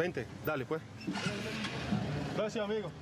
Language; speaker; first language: Spanish; early bilingual, heritage; English